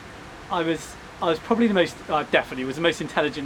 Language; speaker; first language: English; native; English